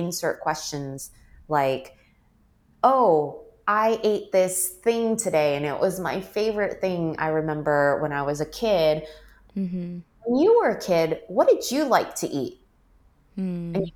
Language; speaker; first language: English; native; English